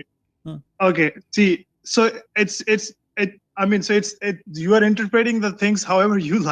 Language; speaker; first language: English; non-native, fluent; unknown